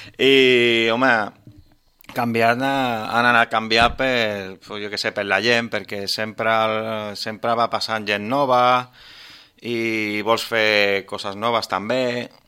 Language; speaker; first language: Catalan; non-native, local second language; Spanish